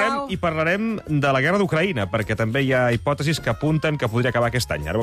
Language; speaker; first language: Catalan; native; Catalan